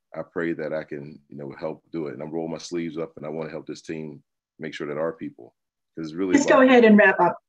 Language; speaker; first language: English; native; English